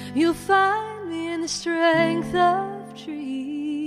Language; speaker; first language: English; native; English